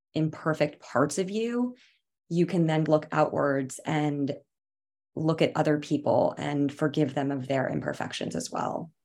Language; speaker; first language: English; native; English